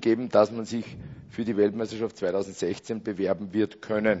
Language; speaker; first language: German; native; German